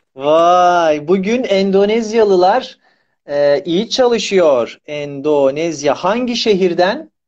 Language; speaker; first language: Turkish; native; Turkish